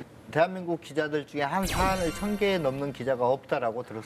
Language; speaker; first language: Korean; native; Korean